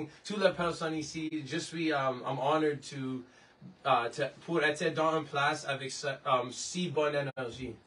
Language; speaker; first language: French; non-native, learner; English